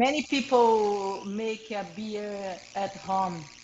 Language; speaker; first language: English; non-native, learner; Portuguese